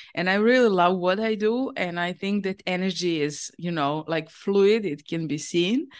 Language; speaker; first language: English; non-native, fluent; Serbian